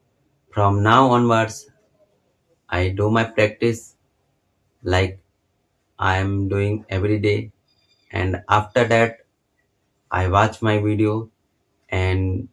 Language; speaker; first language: English; non-native, learner; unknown